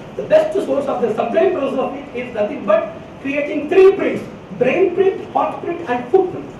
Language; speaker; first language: English; non-native, local second language; Telugu